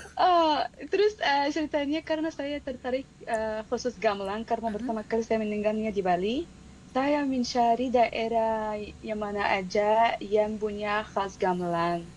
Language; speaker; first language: Indonesian; non-native, fluent; Arabic